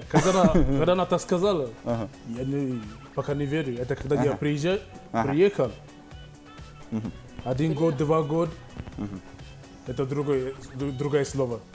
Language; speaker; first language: Russian; non-native, learner; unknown